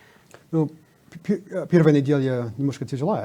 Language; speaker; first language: Russian; non-native, fluent; English